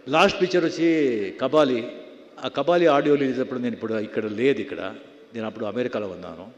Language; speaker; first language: Telugu; non-native, fluent; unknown